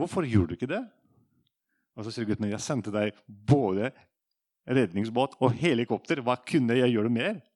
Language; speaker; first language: Norwegian; non-native, fluent; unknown